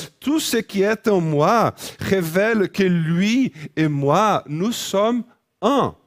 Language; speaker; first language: French; non-native, fluent; Portuguese